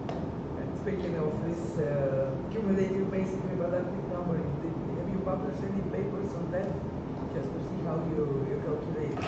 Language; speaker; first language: English; non-native, fluent; Spanish